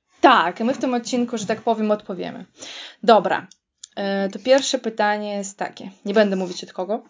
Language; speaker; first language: Polish; non-native, fluent; Russian